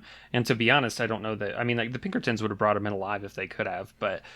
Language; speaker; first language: English; native; English